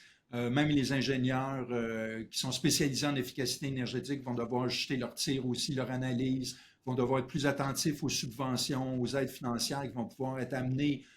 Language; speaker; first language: French; native; French